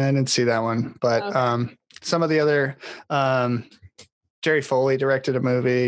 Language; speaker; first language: English; native; English